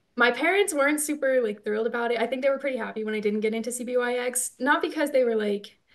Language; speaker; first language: English; native; English